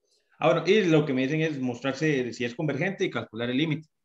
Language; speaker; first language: Spanish; native; Spanish